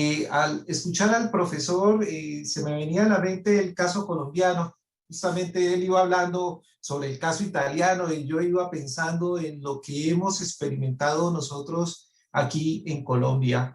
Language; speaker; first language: Spanish; native; Spanish